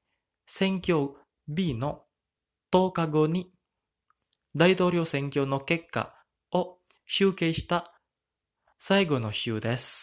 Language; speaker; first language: Japanese; non-native, fluent; Indonesian